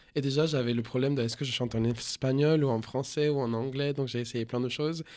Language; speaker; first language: French; non-native, fluent; Spanish